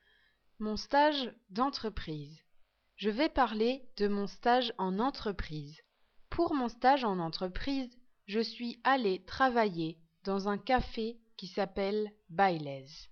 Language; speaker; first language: French; non-native, learner; English